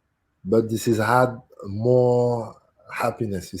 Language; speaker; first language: English; non-native, fluent; French